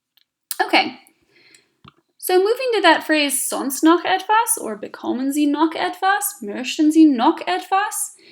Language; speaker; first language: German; non-native, fluent; English